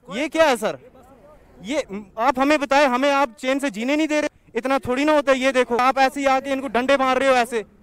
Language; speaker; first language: Hindi; native; Hindi